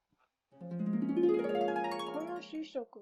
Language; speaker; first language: Japanese; non-native, learner; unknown